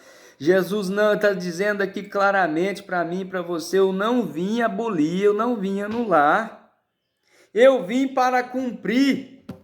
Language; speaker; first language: Portuguese; native; Portuguese